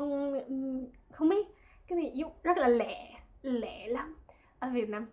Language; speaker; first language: Vietnamese; non-native, learner; French